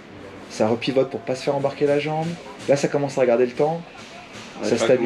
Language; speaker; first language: French; native; French